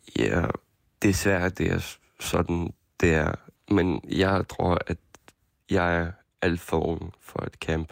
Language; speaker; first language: Danish; non-native, learner; Ukrainian